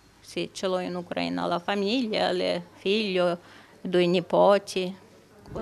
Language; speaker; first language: Italian; non-native, learner; Ukrainian